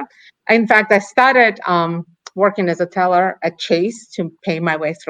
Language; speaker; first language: English; non-native, fluent; Ukrainian